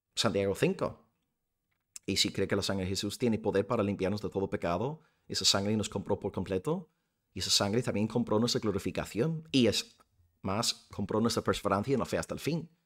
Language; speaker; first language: Spanish; non-native, fluent; English